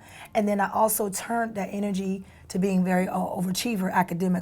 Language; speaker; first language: English; native; English